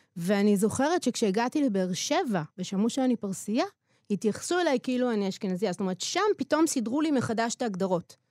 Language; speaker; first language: Hebrew; native; Hebrew